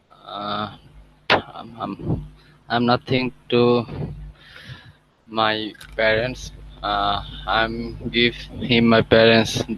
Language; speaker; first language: English; non-native, learner; Bangla